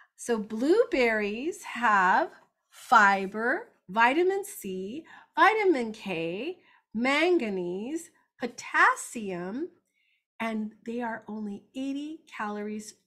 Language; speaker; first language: English; native; English